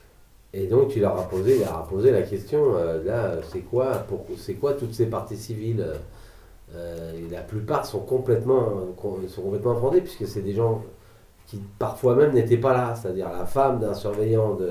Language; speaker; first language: French; native; French